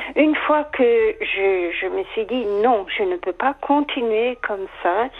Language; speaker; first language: French; native; French